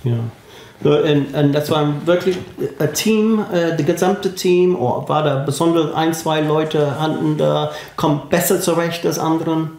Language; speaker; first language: German; non-native, fluent; English